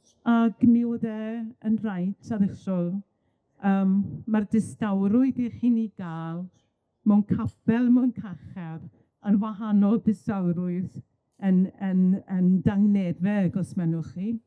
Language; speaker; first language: Welsh; native; Welsh